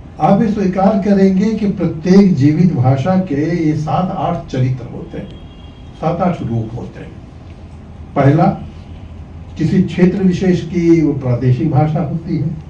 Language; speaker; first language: Hindi; native; Hindi